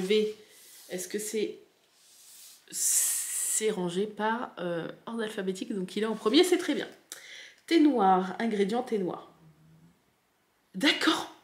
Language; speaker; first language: French; native; French